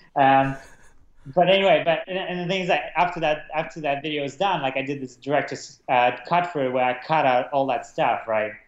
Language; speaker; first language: English; non-native, fluent; Russian